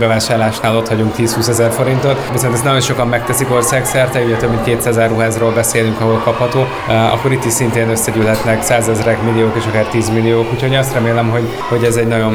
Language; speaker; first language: Hungarian; native; Hungarian